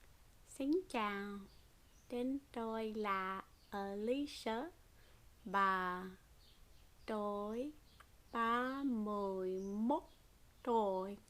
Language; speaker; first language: Vietnamese; non-native, learner; English